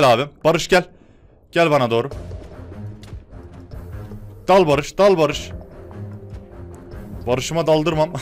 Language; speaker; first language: Turkish; native; Turkish